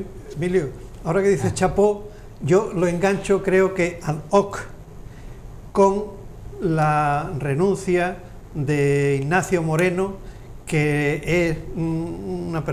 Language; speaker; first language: Spanish; native; Spanish